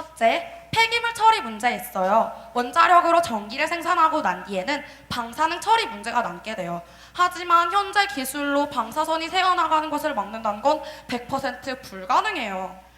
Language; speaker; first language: Korean; native; Korean